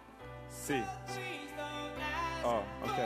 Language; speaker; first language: Spanish; non-native, learner; English